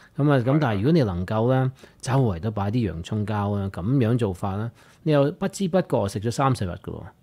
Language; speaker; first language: Cantonese; native; Cantonese